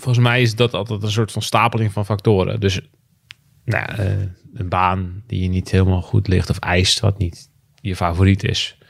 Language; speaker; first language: Dutch; native; Dutch